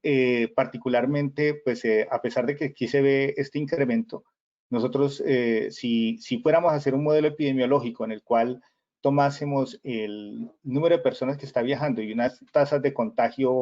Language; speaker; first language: Spanish; native; Spanish